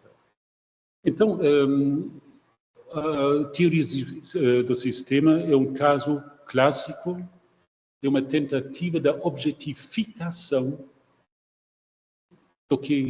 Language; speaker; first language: Portuguese; non-native, fluent; German